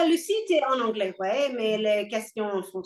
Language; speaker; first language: French; non-native, learner; English